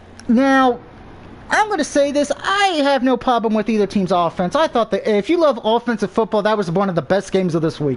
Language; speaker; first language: English; native; English